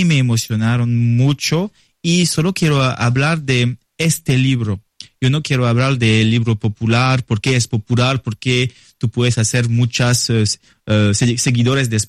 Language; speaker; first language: Spanish; non-native, learner; French